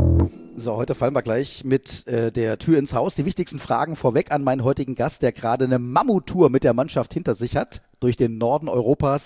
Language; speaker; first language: German; native; German